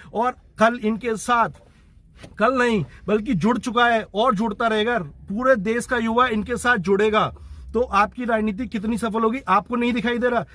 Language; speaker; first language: Hindi; native; Hindi